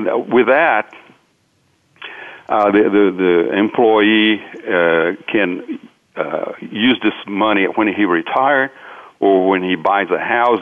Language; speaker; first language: English; non-native, fluent; Portuguese